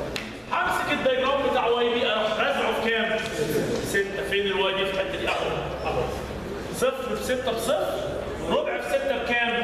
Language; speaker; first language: Arabic; native; Arabic